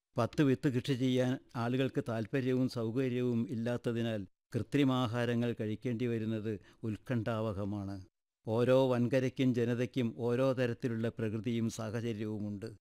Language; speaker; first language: Malayalam; native; Malayalam